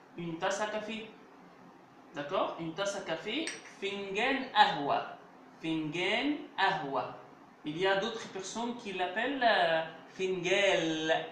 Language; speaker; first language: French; non-native, fluent; Arabic